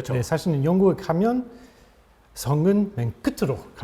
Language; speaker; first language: Korean; non-native, fluent; English